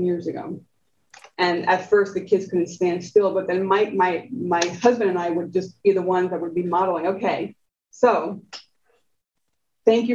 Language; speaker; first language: English; early bilingual, other home language; Spanish